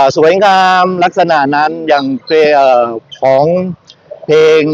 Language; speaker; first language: Thai; native; Thai